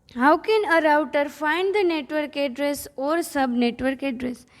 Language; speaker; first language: English; non-native, local second language; Gujarati